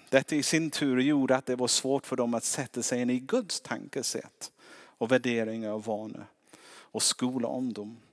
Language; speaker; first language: Swedish; non-native, fluent; English